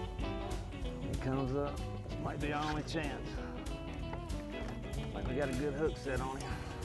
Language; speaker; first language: English; native; English